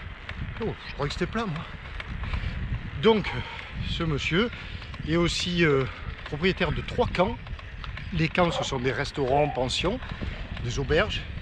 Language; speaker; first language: French; native; French